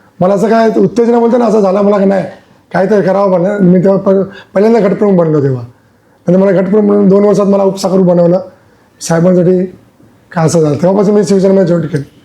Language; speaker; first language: Marathi; non-native, local second language; Gujarati